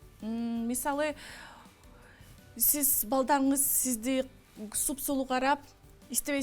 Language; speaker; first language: Kyrgyz; non-native, local second language; Russian